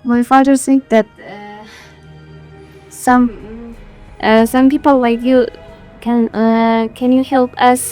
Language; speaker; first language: English; non-native, learner; Hazaragi